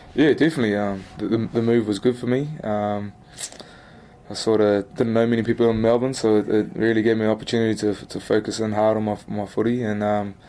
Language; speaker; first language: English; native; English